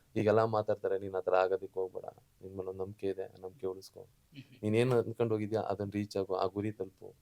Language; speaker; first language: Kannada; non-native, local second language; Lambadi